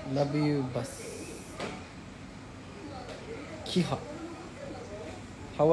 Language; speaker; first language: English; non-native, learner; Japanese